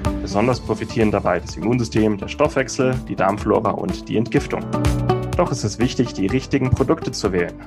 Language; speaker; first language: German; native; German